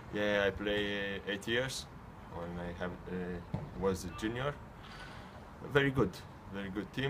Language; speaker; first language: English; non-native, learner; Romanian